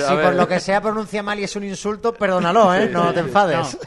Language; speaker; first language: Spanish; native; Spanish